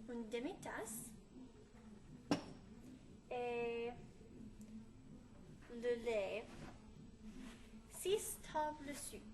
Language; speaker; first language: French; non-native, learner; English